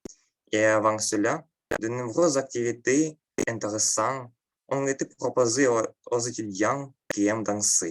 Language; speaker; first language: French; non-native, learner; Ukrainian